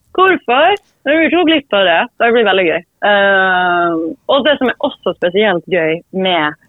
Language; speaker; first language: Norwegian; native; Norwegian